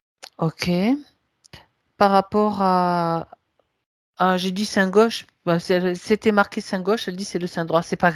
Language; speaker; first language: French; native; French